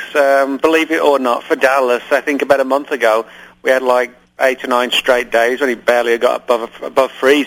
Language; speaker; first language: English; native; English